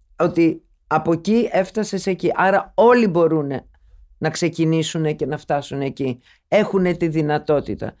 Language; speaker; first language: Greek; early bilingual, other home language; Turkish